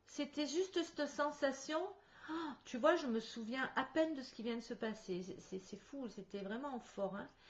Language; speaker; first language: French; native; French